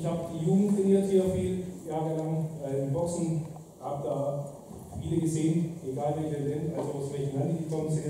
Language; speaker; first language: German; native; German